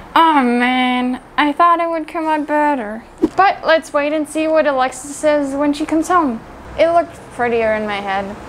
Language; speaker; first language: English; non-native, fluent; German